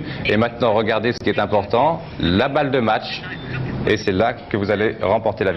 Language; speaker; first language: French; native; French